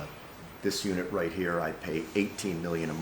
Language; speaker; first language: English; native; English